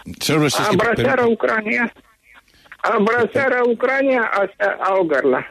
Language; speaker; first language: Spanish; non-native, fluent; Ukrainian